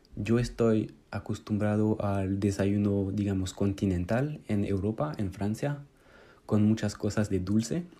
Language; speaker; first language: Spanish; non-native, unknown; French